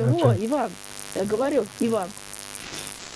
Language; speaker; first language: Russian; native; Russian